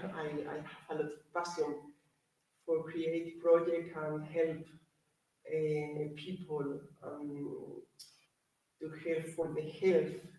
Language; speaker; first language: English; non-native, learner; Spanish